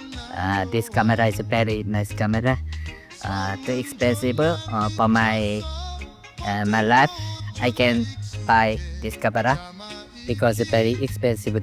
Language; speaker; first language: English; non-native, learner; Korean